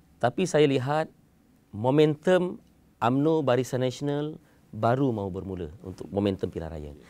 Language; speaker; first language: Malay; native; Malay